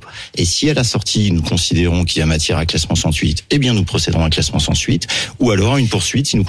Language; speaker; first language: French; native; French